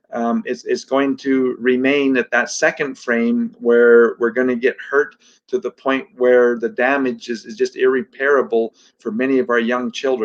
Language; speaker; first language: English; native; English